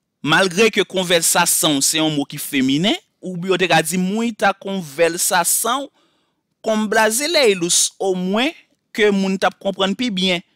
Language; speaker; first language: Portuguese; non-native, fluent; Haitian Creole